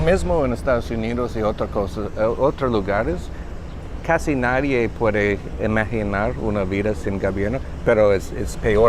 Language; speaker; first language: Spanish; non-native, learner; English